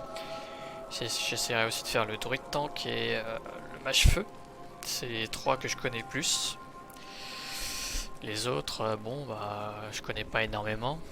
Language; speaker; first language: French; native; French